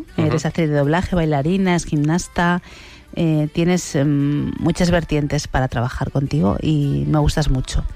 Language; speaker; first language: Spanish; native; Spanish